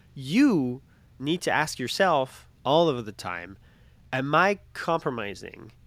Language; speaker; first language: English; non-native, fluent; French